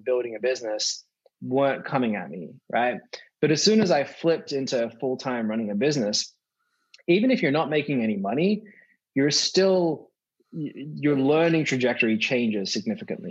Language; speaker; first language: English; native; English